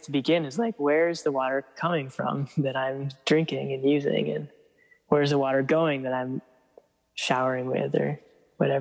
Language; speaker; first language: English; native; English